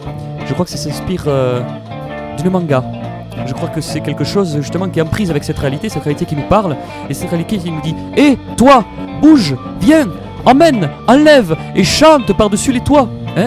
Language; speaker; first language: French; native; French